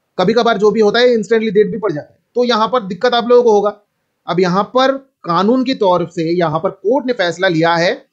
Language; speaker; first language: Hindi; native; Hindi